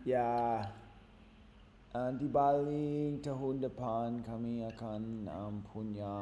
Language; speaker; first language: Indonesian; non-native, learner; English